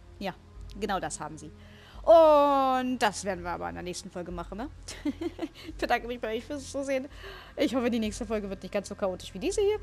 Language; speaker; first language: German; native; German